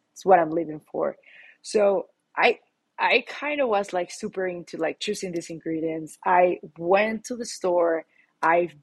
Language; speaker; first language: English; non-native, fluent; Spanish